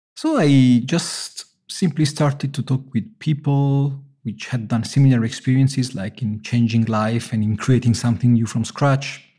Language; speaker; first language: English; non-native, fluent; Italian